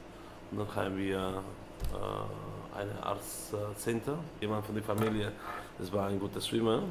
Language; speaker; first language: German; non-native, fluent; Catalan